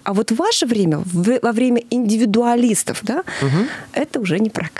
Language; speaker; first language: Russian; native; Russian